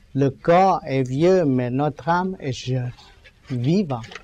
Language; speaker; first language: French; non-native, learner; Vietnamese